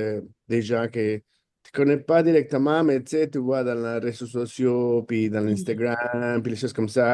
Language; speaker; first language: French; non-native, fluent; Spanish